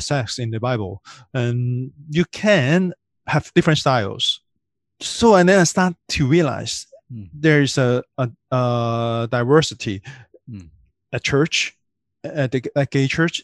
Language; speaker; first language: English; non-native, local second language; Cantonese